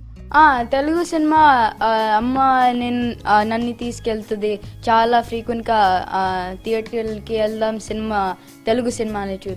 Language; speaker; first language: Telugu; early bilingual, heritage; Telugu